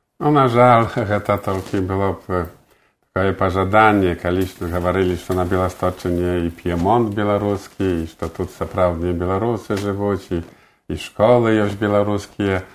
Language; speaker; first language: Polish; non-native, local second language; Belarusian